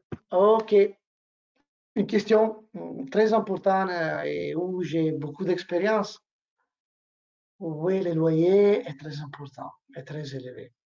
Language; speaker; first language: French; non-native, learner; Italian